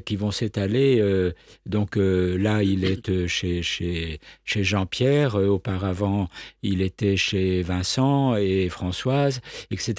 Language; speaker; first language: French; native; French